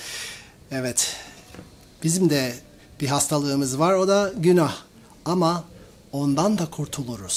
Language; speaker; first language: Turkish; non-native, fluent; English